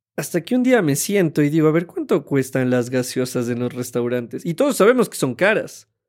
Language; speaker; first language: Spanish; native; Spanish